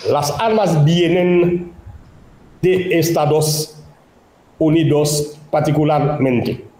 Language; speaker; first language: Spanish; non-native, local second language; Haitian Creole